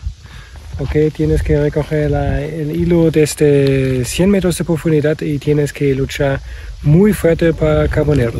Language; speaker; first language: Spanish; non-native, learner; German